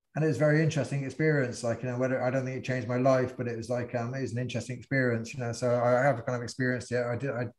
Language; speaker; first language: English; native; English